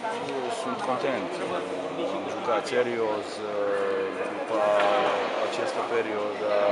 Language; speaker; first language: Romanian; non-native, learner; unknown